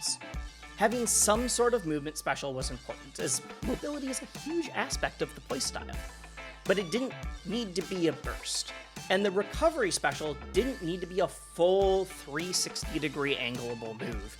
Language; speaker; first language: English; native; English